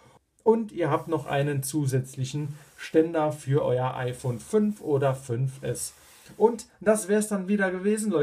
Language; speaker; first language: German; native; German